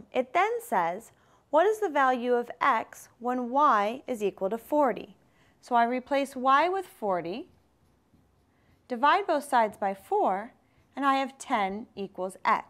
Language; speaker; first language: English; native; English